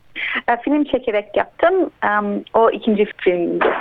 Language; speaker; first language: Turkish; early bilingual, heritage; Turkish